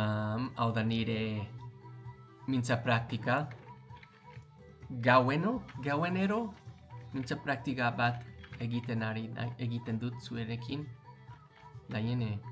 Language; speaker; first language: Basque; non-native, learner; English